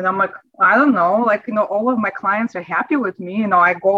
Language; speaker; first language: English; non-native, fluent; Bulgarian